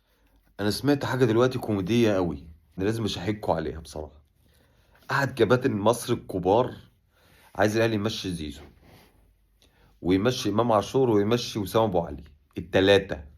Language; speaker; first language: Arabic; native; Arabic